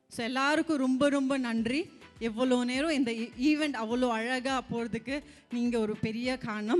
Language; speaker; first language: Tamil; non-native, fluent; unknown